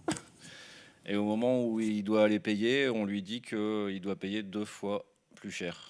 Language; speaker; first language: French; native; French